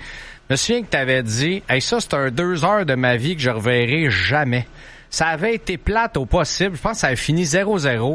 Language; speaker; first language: French; native; French